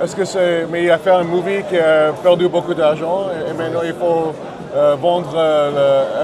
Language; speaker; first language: French; non-native, learner; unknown